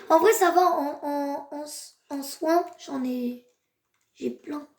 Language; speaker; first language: French; native; French